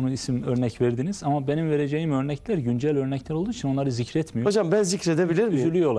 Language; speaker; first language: Turkish; native; Turkish